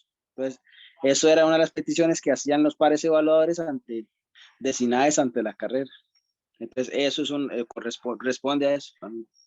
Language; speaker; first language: Spanish; native; Spanish